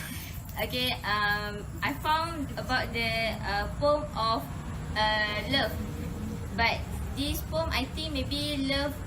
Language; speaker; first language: English; non-native, local second language; Malay